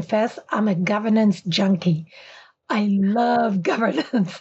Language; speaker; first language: English; non-native, fluent; French